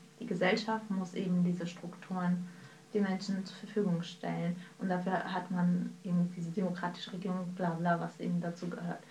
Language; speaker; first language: German; early bilingual, other home language; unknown